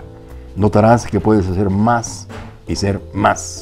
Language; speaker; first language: Spanish; native; Spanish